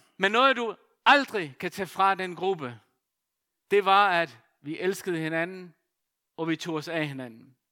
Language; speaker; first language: Danish; non-native, local second language; Faroese